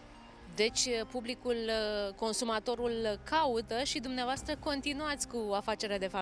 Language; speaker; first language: Romanian; native; Romanian